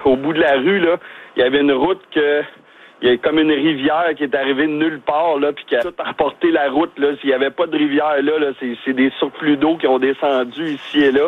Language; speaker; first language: French; native; French